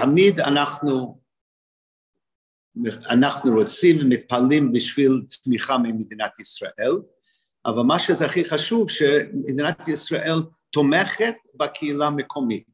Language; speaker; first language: Hebrew; non-native, fluent; English